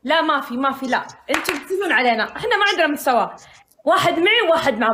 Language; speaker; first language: Arabic; native; Arabic